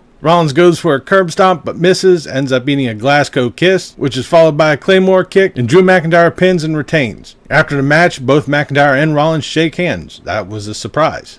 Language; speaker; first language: English; native; English